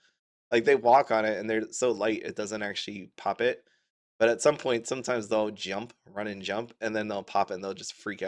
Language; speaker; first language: English; native; English